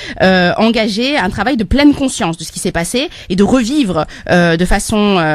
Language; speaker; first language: French; native; French